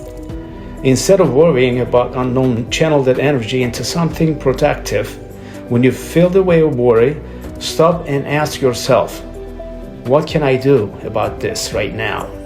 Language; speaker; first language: English; non-native, fluent; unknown